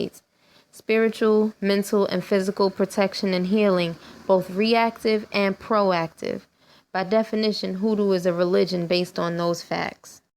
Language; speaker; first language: English; native; English